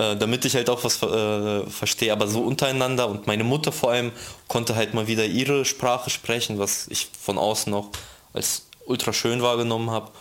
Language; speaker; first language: German; early bilingual, other home language; Russian